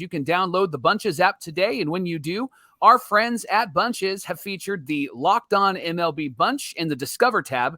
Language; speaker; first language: English; native; English